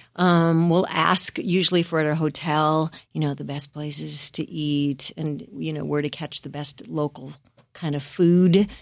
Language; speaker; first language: English; native; English